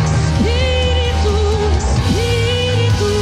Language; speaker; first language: Portuguese; native; Portuguese